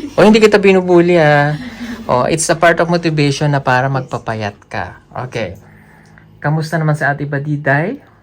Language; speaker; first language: Filipino; non-native, local second language; Cebuano